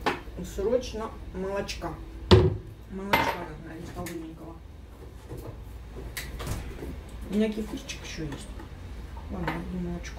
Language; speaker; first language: Russian; native; Russian